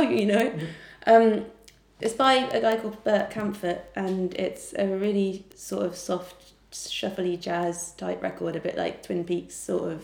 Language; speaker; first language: English; native; English